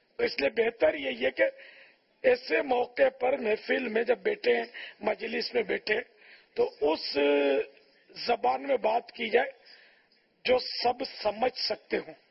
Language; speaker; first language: Urdu; non-native, local second language; Memoni